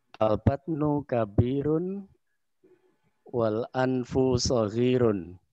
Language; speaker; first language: Arabic; non-native, learner; Indonesian